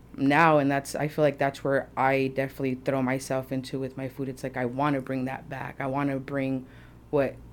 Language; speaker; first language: English; early bilingual, other home language; Spanish